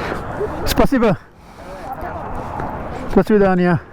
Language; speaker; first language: Russian; non-native, learner; Urdu